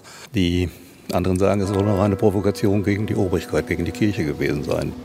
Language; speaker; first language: German; native; German